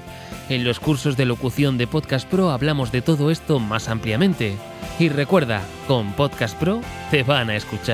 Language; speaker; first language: Spanish; native; Spanish